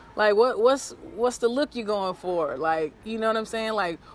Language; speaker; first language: English; native; English